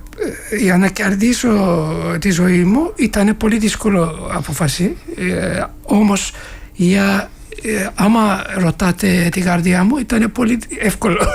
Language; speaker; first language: Greek; non-native, learner; Turkish